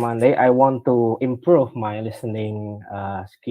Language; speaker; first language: English; non-native, learner; Indonesian